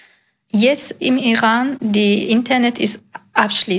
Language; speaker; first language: German; non-native, learner; Persian